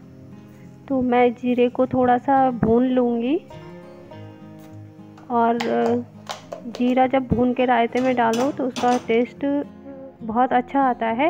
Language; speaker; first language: Hindi; non-native, local second language; Garhwali